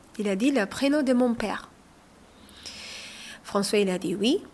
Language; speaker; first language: French; non-native, learner; Somali